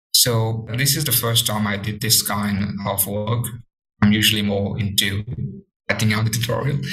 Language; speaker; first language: English; non-native, fluent; Morisyen